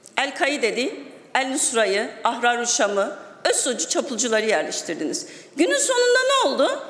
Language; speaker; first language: Turkish; non-native, local second language; Kurdish